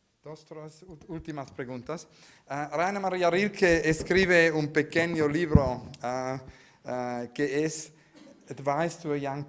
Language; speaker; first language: Spanish; non-native, learner; Italian